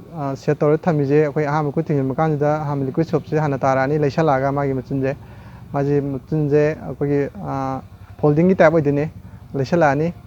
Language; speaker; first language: Manipuri; native; Manipuri